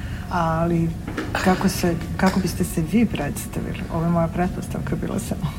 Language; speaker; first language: Serbian; native; Serbian